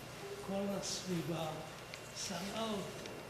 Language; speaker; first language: Hebrew; non-native, fluent; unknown